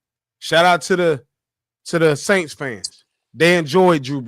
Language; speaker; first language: English; native; English